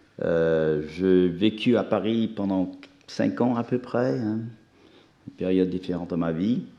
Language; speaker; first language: French; non-native, fluent; English